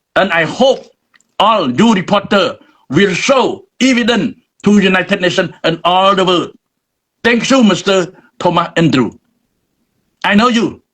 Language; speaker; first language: English; non-native, learner; Khmer